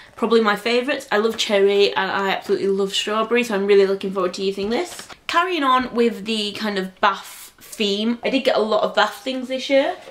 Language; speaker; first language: English; native; English